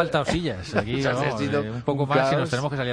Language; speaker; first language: Spanish; native; Spanish